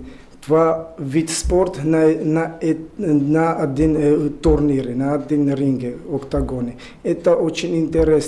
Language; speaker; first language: Russian; non-native, learner; Georgian